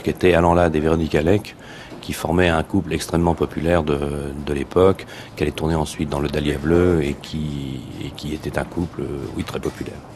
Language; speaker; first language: French; native; French